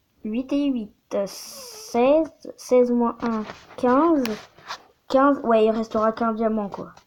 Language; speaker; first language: French; native; French